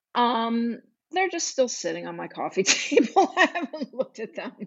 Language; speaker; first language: English; native; English